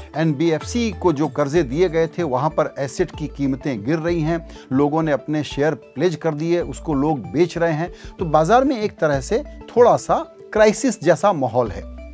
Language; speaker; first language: Hindi; native; Hindi